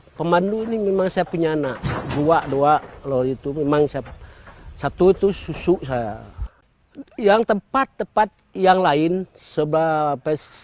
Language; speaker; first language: Malay; non-native, local second language; Iban